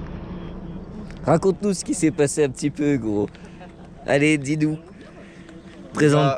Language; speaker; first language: French; native; French